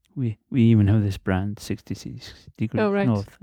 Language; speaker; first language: English; non-native, fluent; Icelandic